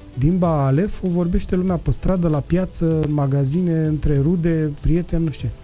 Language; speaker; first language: Romanian; native; Romanian